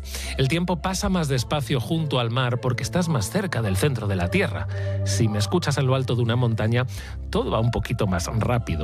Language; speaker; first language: Spanish; native; Spanish